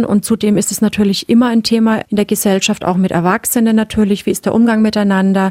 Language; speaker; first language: German; native; German